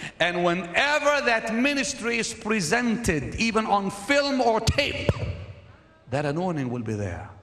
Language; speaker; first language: English; non-native, fluent; Arabic